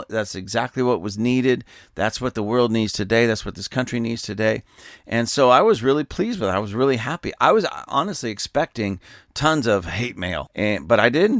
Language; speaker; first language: English; native; English